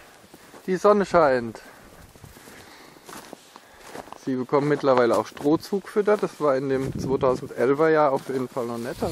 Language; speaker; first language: German; native; German